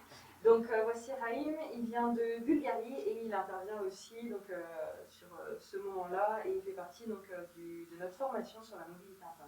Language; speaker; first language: French; native; French